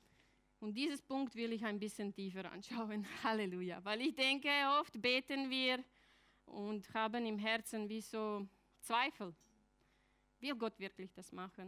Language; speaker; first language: German; non-native, fluent; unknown